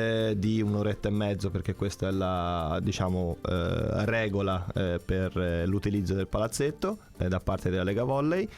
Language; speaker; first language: Italian; native; Italian